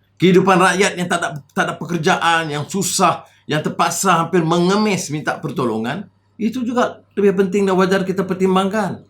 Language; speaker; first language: Malay; native; Malay